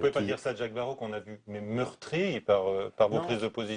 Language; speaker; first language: French; native; French